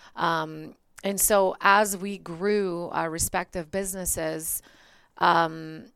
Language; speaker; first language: English; early bilingual, other home language; Bulgarian